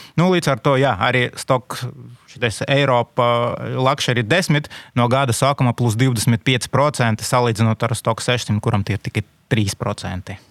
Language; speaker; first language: Latvian; non-native, local second language; Russian